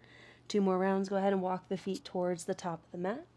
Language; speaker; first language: English; native; English